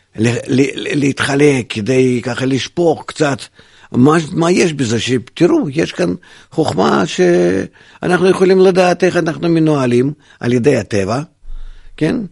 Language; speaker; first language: Hebrew; non-native, fluent; Russian